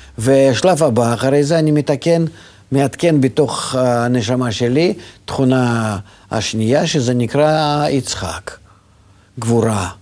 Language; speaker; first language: Hebrew; non-native, fluent; Russian